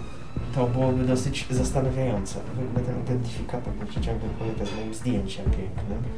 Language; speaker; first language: Polish; native; Polish